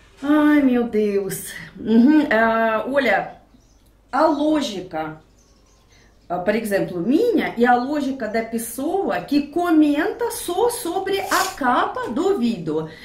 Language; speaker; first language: Portuguese; non-native, fluent; Russian